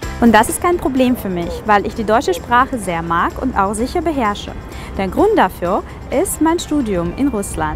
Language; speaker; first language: German; non-native, fluent; Russian